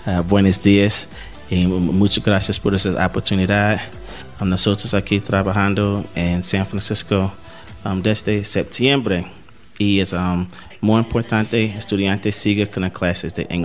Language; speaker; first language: Spanish; non-native, learner; English